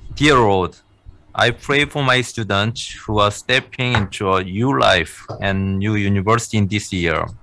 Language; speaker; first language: English; non-native, fluent; Korean